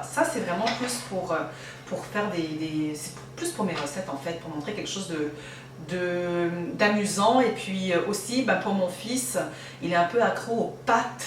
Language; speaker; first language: French; native; French